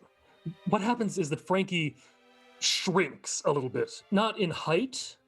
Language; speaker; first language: English; native; English